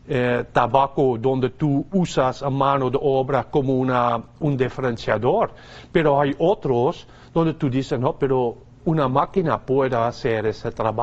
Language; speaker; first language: Spanish; non-native, fluent; Dutch